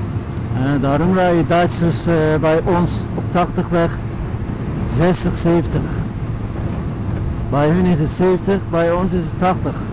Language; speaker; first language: Dutch; non-native, fluent; Turkish